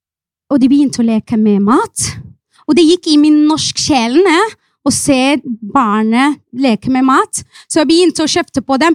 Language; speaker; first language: Norwegian; non-native, fluent; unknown